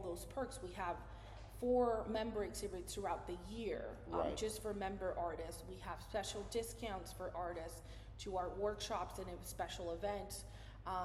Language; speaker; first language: English; non-native, fluent; Spanish